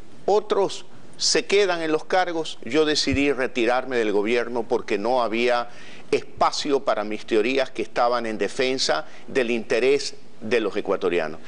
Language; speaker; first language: Spanish; native; Spanish